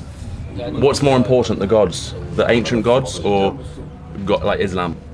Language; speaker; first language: English; native; English